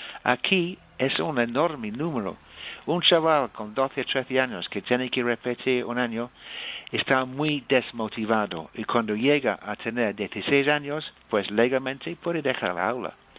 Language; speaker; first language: Spanish; non-native, fluent; English